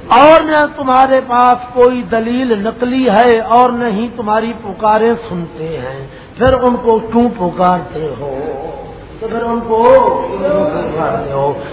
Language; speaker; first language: Urdu; non-native, local second language; Punjabi